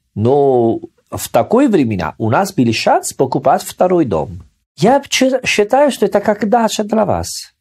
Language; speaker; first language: Russian; non-native, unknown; Italian